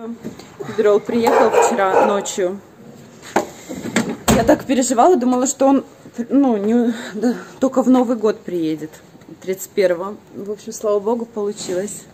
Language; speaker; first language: Russian; native; Russian